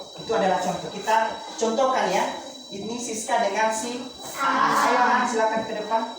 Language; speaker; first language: Indonesian; non-native, local second language; Nias